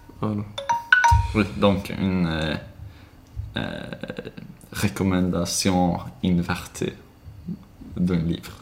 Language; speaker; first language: French; non-native, learner; Swedish